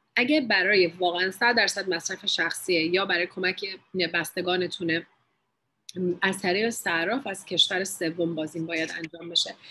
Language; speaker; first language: Persian; early bilingual, heritage; Persian